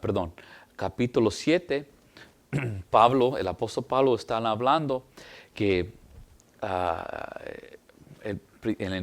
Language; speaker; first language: Spanish; early bilingual, heritage; English